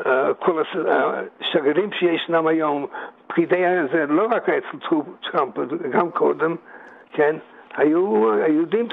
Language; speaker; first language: Hebrew; non-native, fluent; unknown